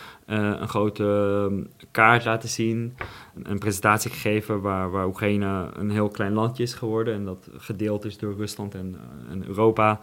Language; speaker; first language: Dutch; non-native, fluent; Russian